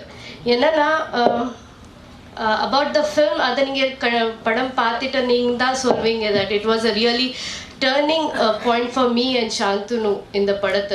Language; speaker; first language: Tamil; non-native, learner; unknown